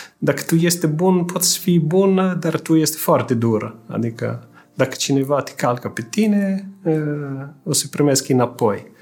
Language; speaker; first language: Romanian; non-native, fluent; Italian